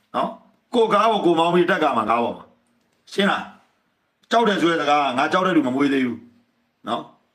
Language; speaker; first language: Burmese; native; Burmese